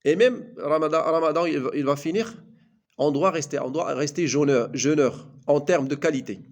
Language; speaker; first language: French; non-native, local second language; Arabic